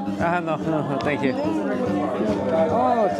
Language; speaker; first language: English; non-native, learner; Korean